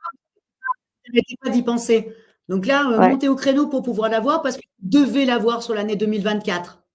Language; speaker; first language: French; native; French